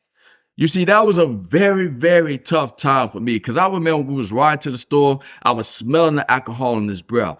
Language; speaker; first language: English; native; English